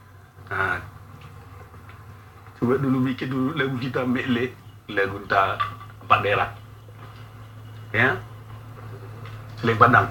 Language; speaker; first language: Indonesian; non-native, local second language; Batak Toba